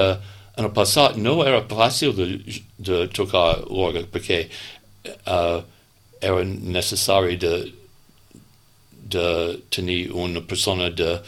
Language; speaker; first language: Catalan; non-native, learner; English